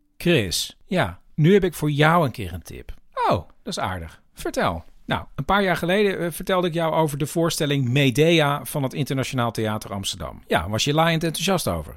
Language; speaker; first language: Dutch; native; Dutch